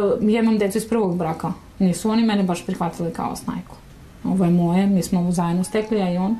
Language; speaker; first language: Serbian; native; Serbian